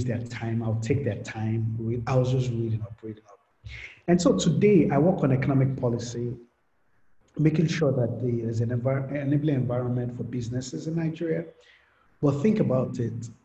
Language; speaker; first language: English; non-native, local second language; Yoruba